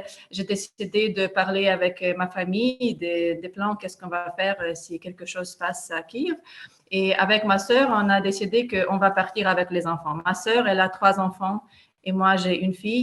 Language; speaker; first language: French; non-native, fluent; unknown